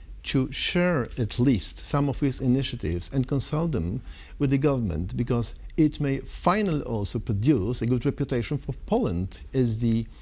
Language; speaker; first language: English; non-native, fluent; Polish